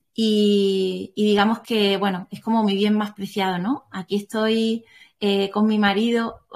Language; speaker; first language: Spanish; native; Spanish